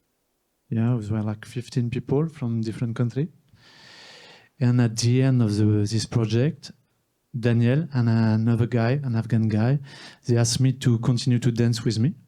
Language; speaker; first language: English; non-native, learner; French